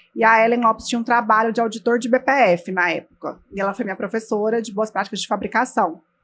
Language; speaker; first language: Portuguese; native; Portuguese